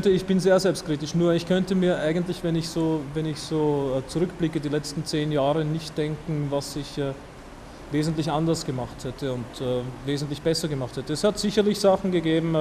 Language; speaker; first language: German; native; German